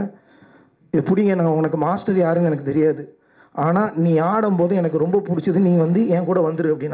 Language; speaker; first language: Tamil; native; Tamil